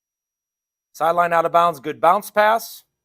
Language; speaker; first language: English; native; English